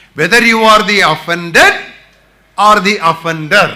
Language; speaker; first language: English; non-native, local second language; Tamil